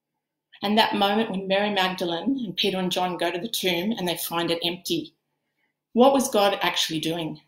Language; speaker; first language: English; native; English